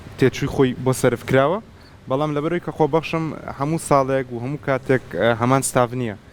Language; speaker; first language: Central Kurdish; early bilingual, heritage; Central Kurdish